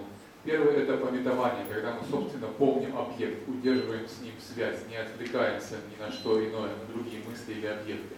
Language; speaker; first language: Russian; native; Russian